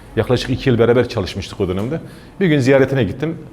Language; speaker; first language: Turkish; native; Turkish